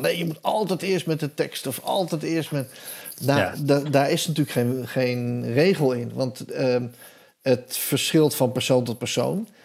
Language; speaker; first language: Dutch; native; Dutch